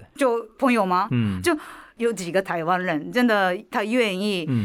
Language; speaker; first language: Chinese; non-native, fluent; Japanese